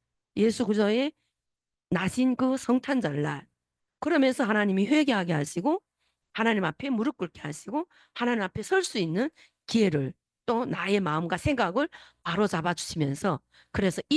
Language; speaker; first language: Korean; native; Korean